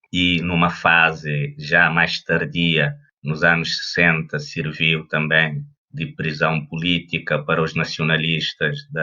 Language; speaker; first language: Portuguese; non-native, local second language; Kabuverdianu